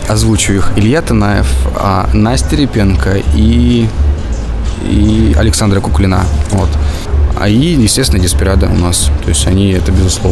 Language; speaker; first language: Russian; native; Russian